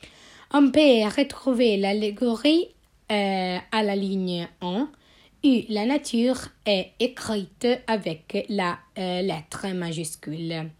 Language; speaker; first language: French; non-native, learner; Italian